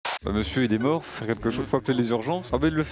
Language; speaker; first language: French; native; French